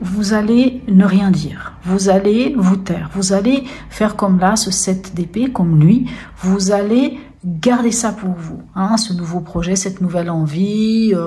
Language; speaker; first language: French; native; French